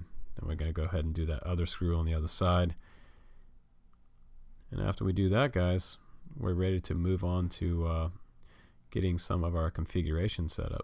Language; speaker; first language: English; native; English